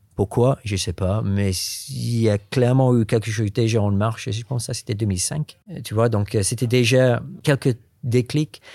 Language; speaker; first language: French; non-native, fluent; English